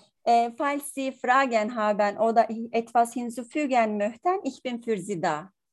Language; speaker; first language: German; non-native, learner; Turkish